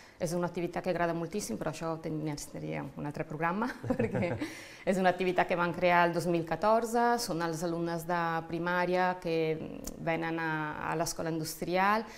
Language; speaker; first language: Catalan; non-native, fluent; Italian